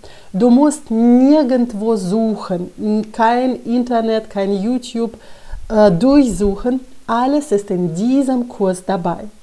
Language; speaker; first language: German; non-native, fluent; Russian